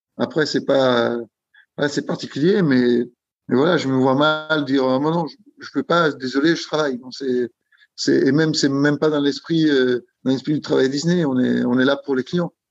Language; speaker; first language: French; non-native, fluent; Italian